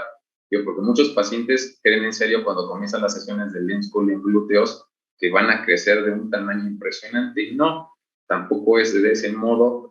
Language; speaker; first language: Spanish; native; Spanish